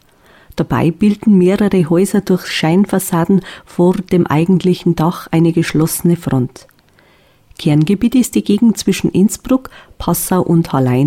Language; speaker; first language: German; native; German